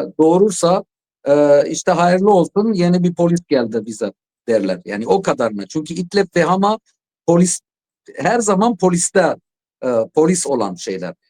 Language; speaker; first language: Turkish; non-native, fluent; Arabic